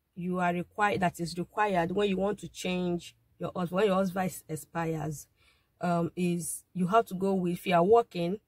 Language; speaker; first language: English; non-native, local second language; Igbo